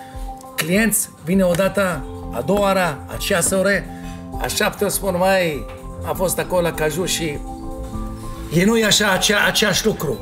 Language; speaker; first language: Romanian; non-native, fluent; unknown